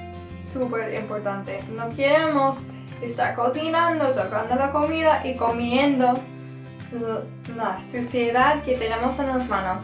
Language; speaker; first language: Spanish; non-native, fluent; English